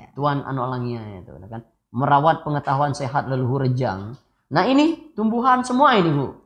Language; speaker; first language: Indonesian; non-native, local second language; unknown